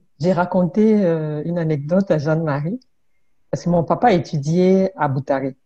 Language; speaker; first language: French; non-native, local second language; Kinyarwanda